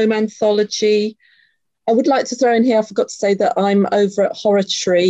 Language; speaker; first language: English; native; English